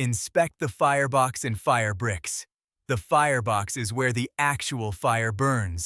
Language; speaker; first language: English; native; English